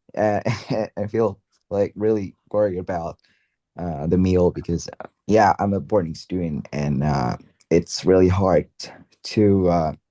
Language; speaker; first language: English; non-native, learner; Vietnamese